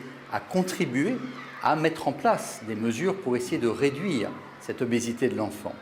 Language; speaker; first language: French; native; French